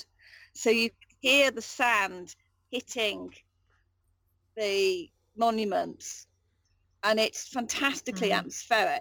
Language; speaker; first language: English; native; English